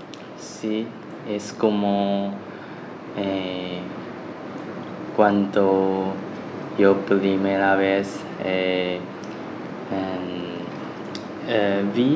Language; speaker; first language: Spanish; non-native, learner; Chinese